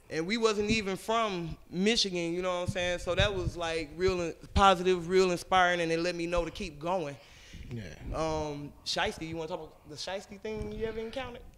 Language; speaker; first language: English; native; English